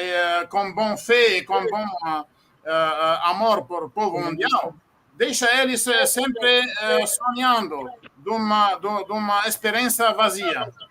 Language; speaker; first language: Portuguese; non-native, fluent; Arabic